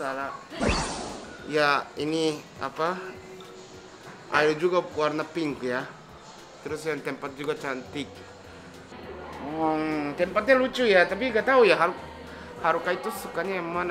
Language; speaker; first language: Indonesian; non-native, fluent; Japanese